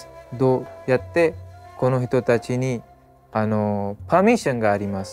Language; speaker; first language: Japanese; non-native, learner; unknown